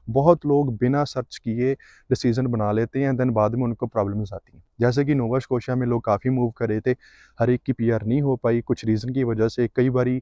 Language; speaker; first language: Hindi; non-native, local second language; Punjabi